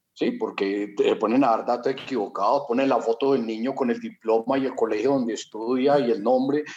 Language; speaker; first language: Spanish; native; Spanish